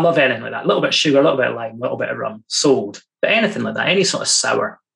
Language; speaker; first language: English; native; English